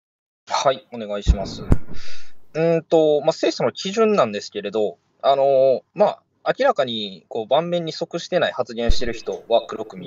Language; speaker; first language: Japanese; native; Japanese